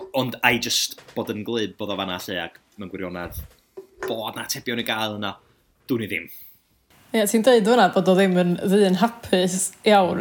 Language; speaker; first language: Welsh; native; Welsh